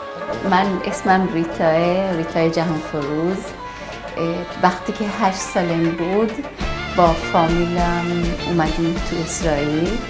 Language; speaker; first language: Persian; early bilingual, heritage; Persian